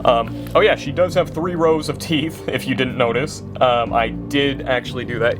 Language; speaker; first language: English; native; English